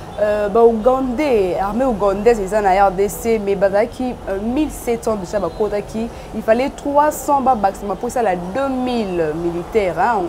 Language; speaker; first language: Lingala; native; Lingala